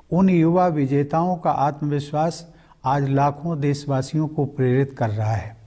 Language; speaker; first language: Hindi; native; Hindi